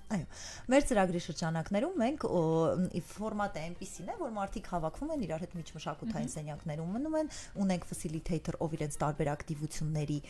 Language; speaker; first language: Armenian; native; Armenian